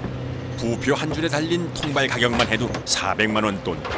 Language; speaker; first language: Korean; native; Korean